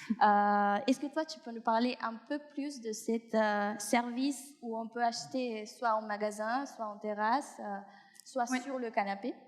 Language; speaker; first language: French; non-native, fluent; Spanish